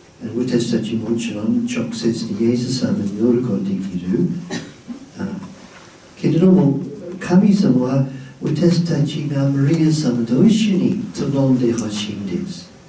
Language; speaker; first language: Japanese; non-native, fluent; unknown